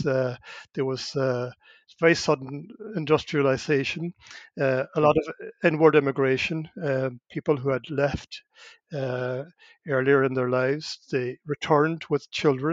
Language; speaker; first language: English; non-native, local second language; Irish